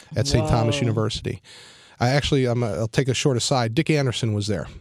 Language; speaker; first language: English; native; English